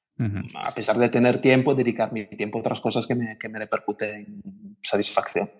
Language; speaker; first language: Spanish; non-native, fluent; Italian